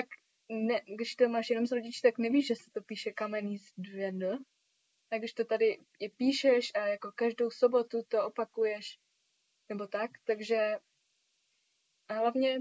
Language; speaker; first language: Czech; early bilingual, heritage; Czech